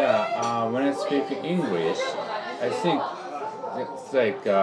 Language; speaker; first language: English; non-native, learner; Japanese